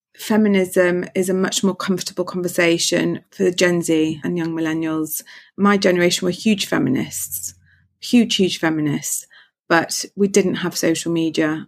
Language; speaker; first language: English; native; English